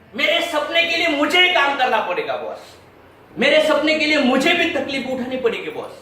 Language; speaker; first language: Hindi; non-native, local second language; Marathi